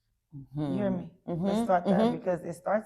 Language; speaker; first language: English; native; English